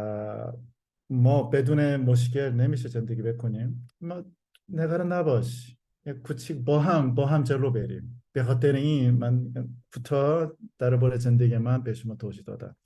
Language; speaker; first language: Persian; non-native, learner; Korean